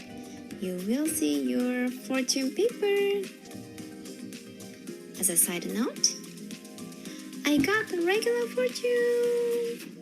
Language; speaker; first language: English; non-native, learner; Japanese